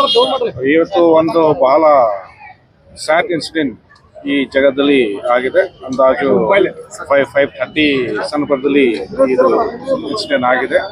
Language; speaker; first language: Kannada; non-native, local second language; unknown